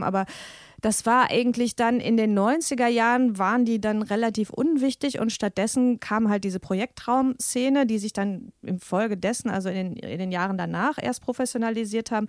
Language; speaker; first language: German; native; German